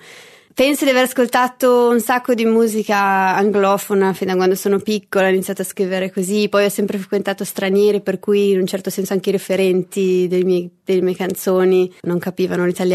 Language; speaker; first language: Italian; native; Italian